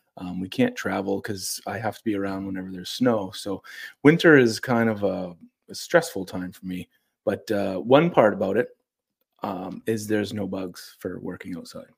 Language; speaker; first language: English; native; English